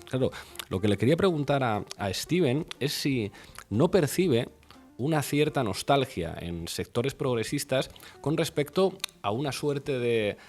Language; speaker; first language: Spanish; native; Spanish